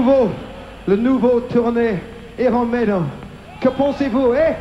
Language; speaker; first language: French; non-native, learner; English